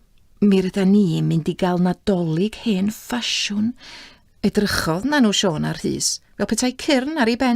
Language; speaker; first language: Welsh; native; Welsh